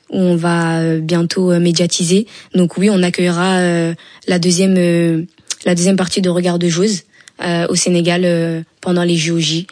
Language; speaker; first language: French; early bilingual, other home language; Wolof